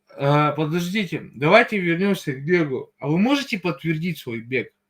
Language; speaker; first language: Russian; native; Russian